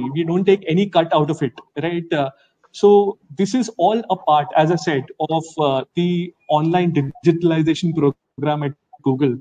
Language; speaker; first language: English; non-native, local second language; Hindi